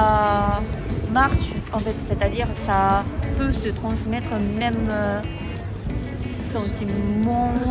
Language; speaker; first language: French; non-native, fluent; Japanese